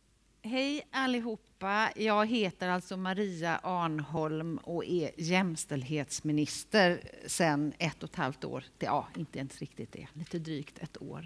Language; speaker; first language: Swedish; native; Swedish